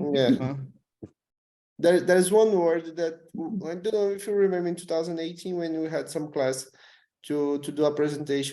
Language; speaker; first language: English; non-native, learner; Portuguese